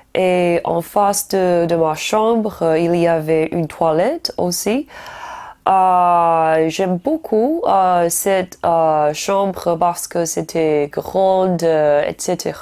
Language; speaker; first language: French; non-native, learner; Chinese